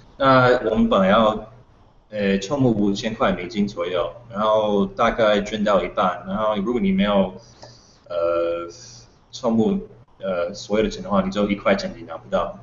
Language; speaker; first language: Chinese; non-native, fluent; English